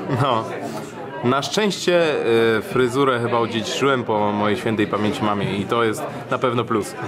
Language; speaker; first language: Polish; native; Polish